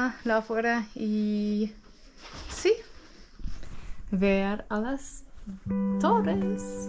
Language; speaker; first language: Spanish; non-native, learner; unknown